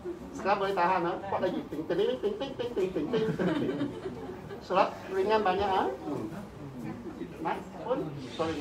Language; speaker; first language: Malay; non-native, local second language; Cantonese